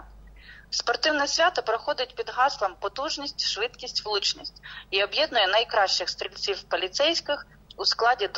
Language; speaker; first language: Ukrainian; native; Ukrainian